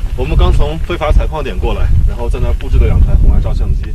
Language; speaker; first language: Chinese; native; Chinese